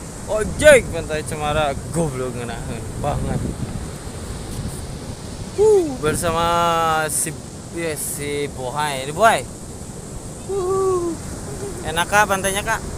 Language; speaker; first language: Indonesian; non-native, local second language; Sundanese